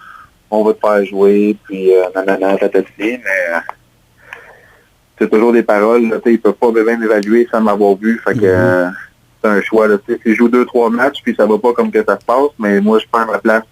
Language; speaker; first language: French; native; French